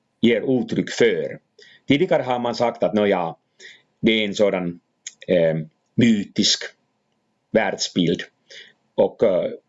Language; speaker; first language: Swedish; non-native, fluent; Finnish